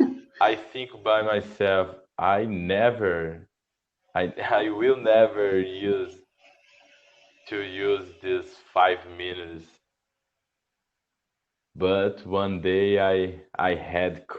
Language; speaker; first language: English; non-native, learner; Portuguese